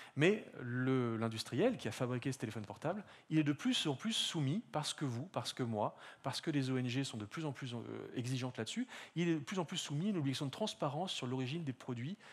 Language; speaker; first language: French; native; French